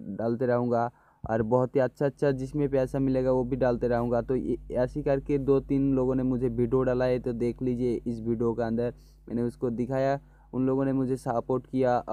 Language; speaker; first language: Hindi; non-native, local second language; Bangla